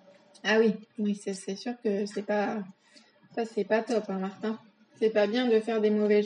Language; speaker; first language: French; native; French